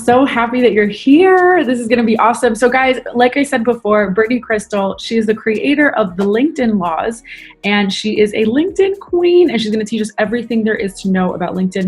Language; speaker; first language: English; native; English